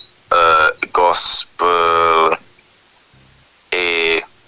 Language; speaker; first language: French; non-native, learner; English